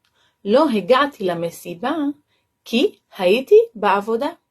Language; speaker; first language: Hebrew; non-native, local second language; Arabic